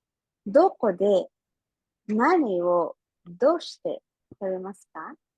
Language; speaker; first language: Japanese; non-native, fluent; Filipino